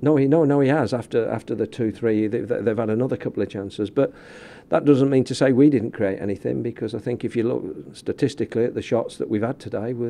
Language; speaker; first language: English; native; English